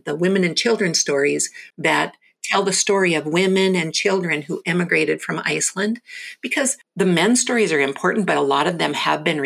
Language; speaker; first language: English; native; English